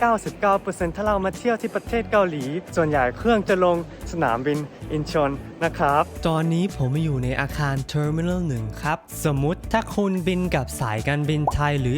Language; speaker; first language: Thai; non-native, fluent; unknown